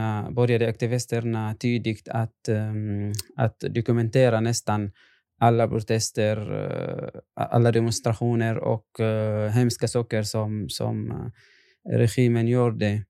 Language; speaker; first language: Swedish; non-native, fluent; Arabic